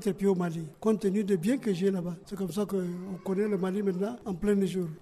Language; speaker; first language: French; non-native, local second language; Soninke